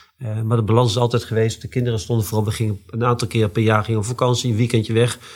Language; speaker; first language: Dutch; native; Dutch